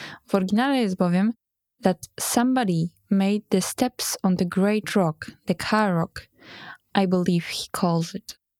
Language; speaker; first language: English; non-native, fluent; Polish